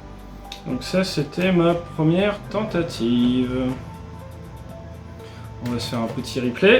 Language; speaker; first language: French; native; French